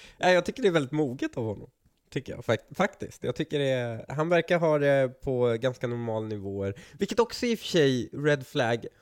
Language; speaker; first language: Swedish; early bilingual, other home language; Persian